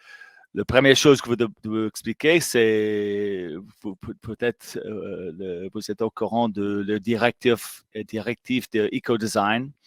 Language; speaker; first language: French; non-native, fluent; English